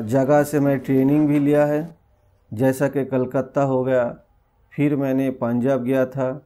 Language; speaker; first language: Hindi; non-native, local second language; Bangla